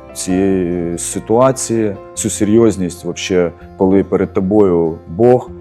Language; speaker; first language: Ukrainian; early bilingual, other home language; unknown